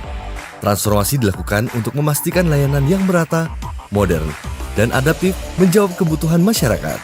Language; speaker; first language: Indonesian; native; Indonesian